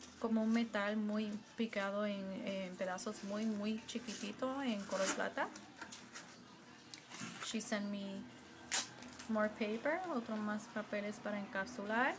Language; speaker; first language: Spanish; early bilingual, heritage; Spanish